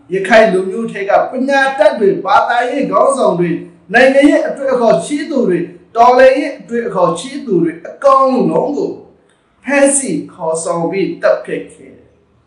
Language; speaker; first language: Burmese; non-native, local second language; Rohingya